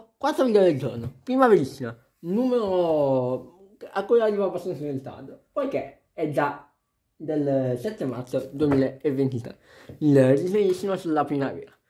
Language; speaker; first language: Italian; native; Italian